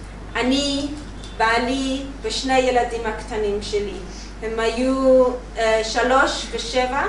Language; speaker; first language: Hebrew; non-native, learner; English